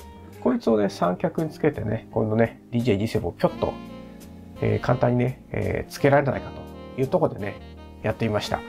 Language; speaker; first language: Japanese; native; Japanese